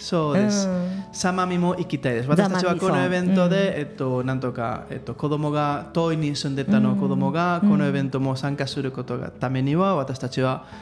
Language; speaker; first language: Japanese; non-native, learner; Spanish